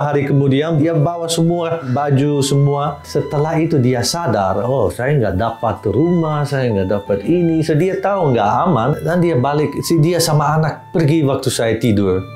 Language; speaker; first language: Indonesian; non-native, learner; Dutch